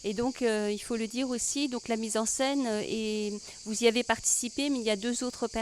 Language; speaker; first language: French; native; French